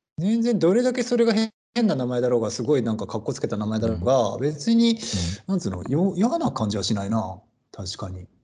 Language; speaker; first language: Japanese; native; Japanese